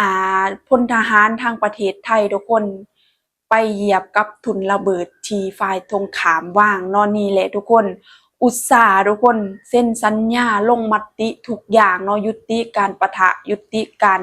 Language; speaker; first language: Thai; non-native, local second language; Northeastern Thai